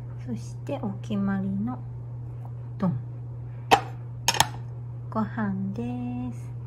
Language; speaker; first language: Japanese; native; Japanese